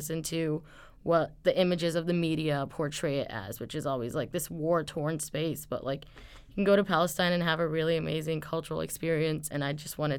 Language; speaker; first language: English; native; English